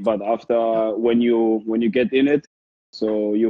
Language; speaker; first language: English; non-native, fluent; Arabic